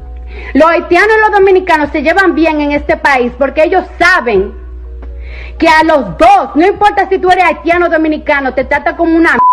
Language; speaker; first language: Spanish; early bilingual, heritage; Spanish